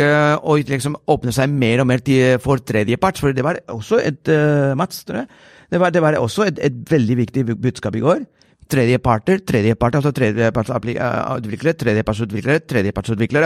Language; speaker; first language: Norwegian; non-native, fluent; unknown